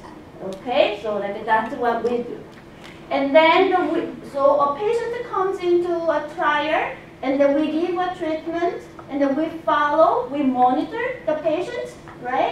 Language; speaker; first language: English; non-native, fluent; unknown